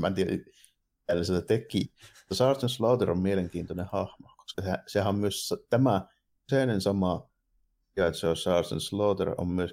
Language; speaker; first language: Finnish; native; Finnish